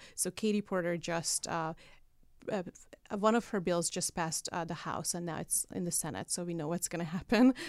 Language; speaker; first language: English; non-native, fluent; Hungarian